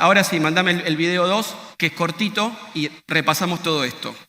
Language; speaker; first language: Spanish; native; Spanish